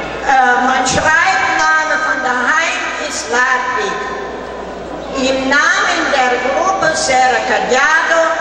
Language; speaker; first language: German; early bilingual, heritage; German